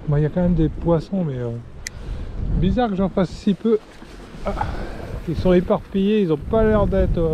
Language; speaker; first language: French; native; French